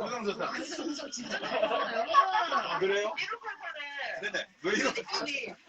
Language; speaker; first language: Korean; native; Korean